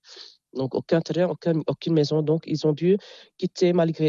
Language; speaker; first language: French; non-native, local second language; Arabic